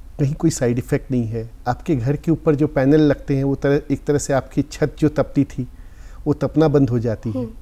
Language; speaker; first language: Hindi; native; Hindi